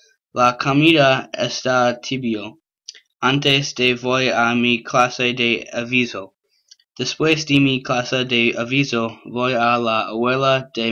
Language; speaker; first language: Spanish; non-native, learner; English